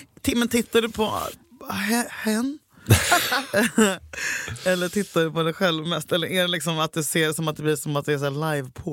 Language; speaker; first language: Swedish; native; Swedish